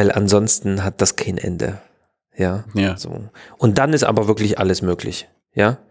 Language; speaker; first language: German; non-native, fluent; Polish